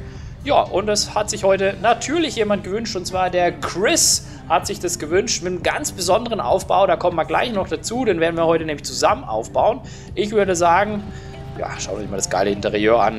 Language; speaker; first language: German; native; German